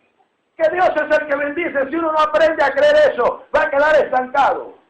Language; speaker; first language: Spanish; native; Spanish